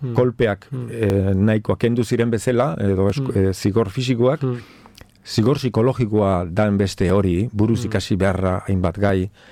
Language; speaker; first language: Basque; non-native, local second language; Spanish